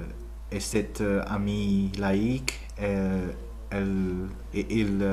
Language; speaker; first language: French; non-native, fluent; Vietnamese